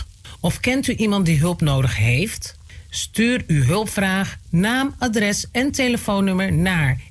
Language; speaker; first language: Dutch; native; Dutch